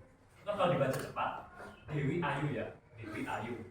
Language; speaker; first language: Indonesian; native; Indonesian